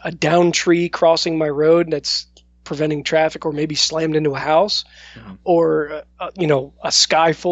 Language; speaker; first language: English; native; English